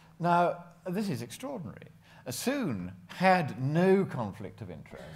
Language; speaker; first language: English; native; English